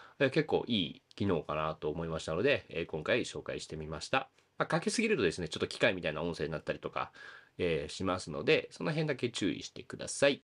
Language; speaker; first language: Japanese; native; Japanese